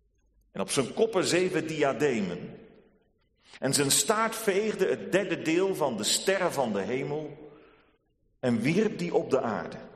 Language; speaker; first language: Dutch; native; Dutch